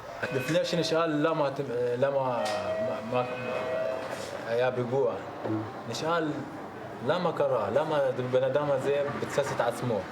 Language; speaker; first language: Hebrew; non-native, local second language; Arabic